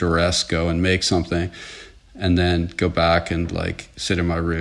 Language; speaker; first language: English; native; English